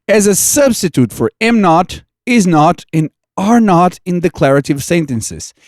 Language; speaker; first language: English; non-native, fluent; Portuguese